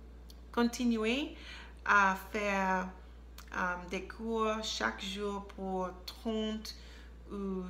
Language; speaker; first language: French; non-native, learner; English